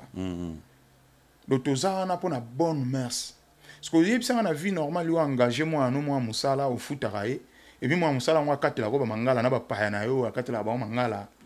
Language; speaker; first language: French; non-native, local second language; Lingala